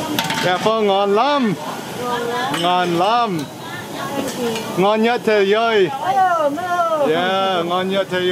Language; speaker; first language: Vietnamese; non-native, learner; English